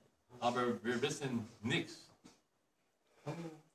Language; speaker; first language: German; non-native, learner; English